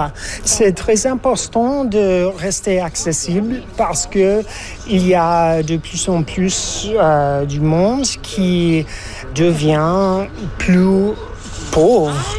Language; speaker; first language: French; non-native, learner; English